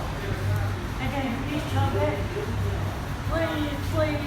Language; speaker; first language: Hindi; non-native, learner; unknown